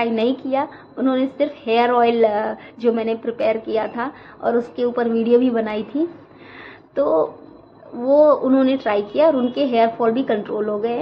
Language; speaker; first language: Hindi; native; Hindi